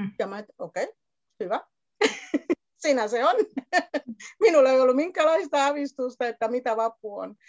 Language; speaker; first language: Finnish; non-native, fluent; Spanish